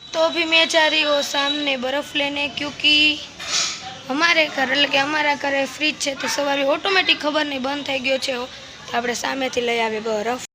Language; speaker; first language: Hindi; non-native, local second language; Gujarati